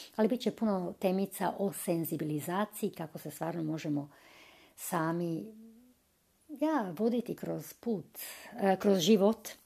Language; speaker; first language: Croatian; early bilingual, heritage; Croatian